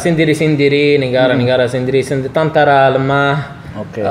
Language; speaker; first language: Indonesian; non-native, learner; Arabic